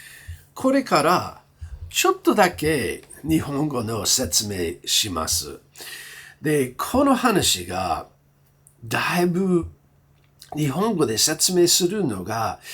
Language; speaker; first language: Japanese; non-native, learner; English